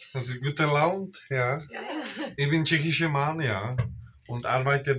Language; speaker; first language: German; non-native, learner; Slovak